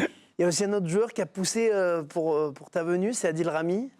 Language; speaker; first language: French; native; French